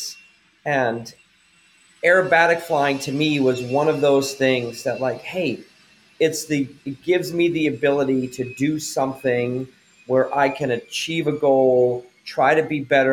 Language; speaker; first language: English; native; English